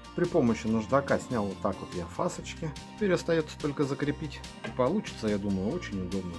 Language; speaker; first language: Russian; native; Russian